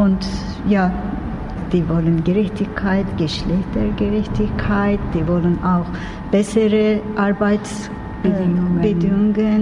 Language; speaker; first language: German; non-native, learner; Turkish